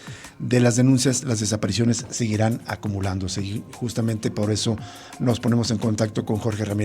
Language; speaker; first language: Spanish; native; Spanish